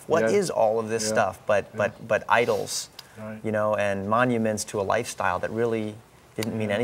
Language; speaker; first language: English; native; English